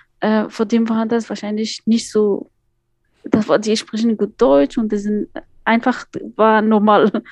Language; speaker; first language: German; non-native, fluent; Persian